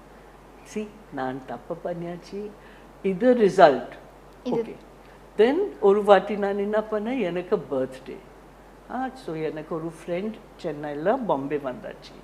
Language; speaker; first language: Tamil; non-native, learner; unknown